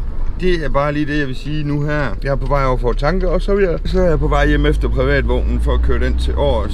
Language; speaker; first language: Danish; native; Danish